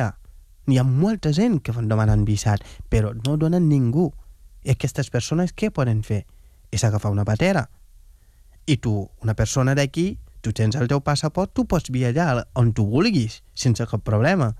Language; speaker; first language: Catalan; non-native, fluent; Wolof